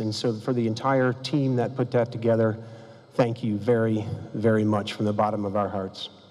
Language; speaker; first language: English; native; English